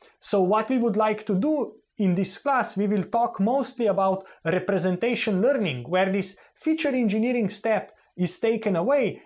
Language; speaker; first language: English; non-native, fluent; Slovenian